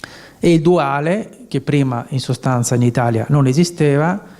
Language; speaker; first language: Italian; native; Italian